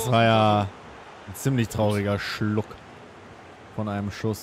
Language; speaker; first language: German; native; German